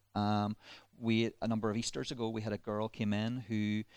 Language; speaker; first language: English; native; English